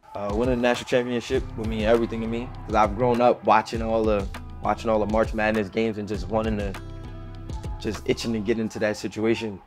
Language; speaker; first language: English; native; English